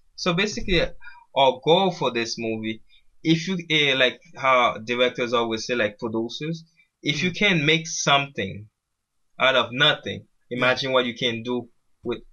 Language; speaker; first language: English; early bilingual, other home language; Haitian Creole